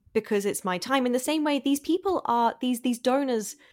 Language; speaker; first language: English; non-native, fluent; German